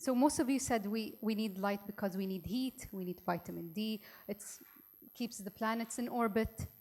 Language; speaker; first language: English; non-native, local second language; Arabic